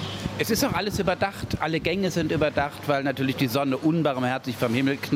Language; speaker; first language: German; native; German